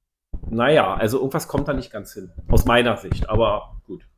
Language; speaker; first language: German; native; German